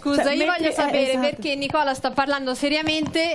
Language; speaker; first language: Italian; native; Italian